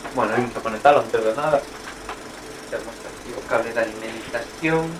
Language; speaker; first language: Spanish; non-native, local second language; Galician